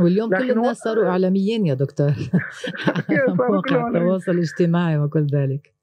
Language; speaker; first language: Arabic; native; Arabic